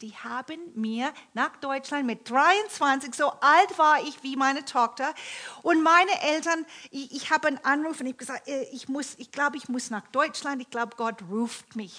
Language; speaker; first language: German; non-native, fluent; English